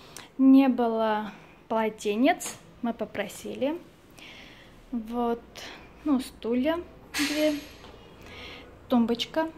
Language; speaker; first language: Russian; non-native, fluent; Armenian